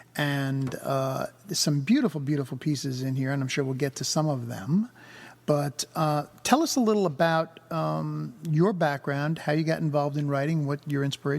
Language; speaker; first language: English; native; English